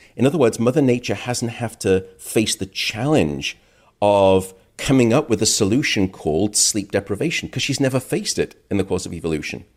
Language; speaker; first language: English; native; English